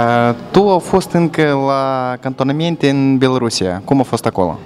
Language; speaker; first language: Romanian; non-native, local second language; Russian